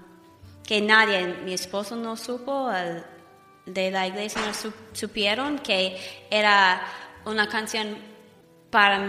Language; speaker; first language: Spanish; non-native, fluent; English